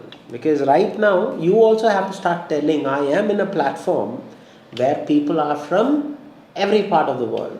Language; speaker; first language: English; non-native, local second language; Malayalam